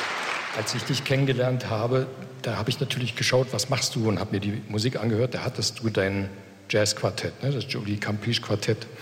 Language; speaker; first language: German; native; German